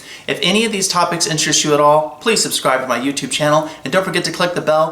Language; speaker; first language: English; native; English